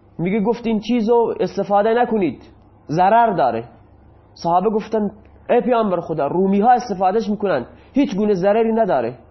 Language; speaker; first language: Persian; non-native, local second language; Baluchi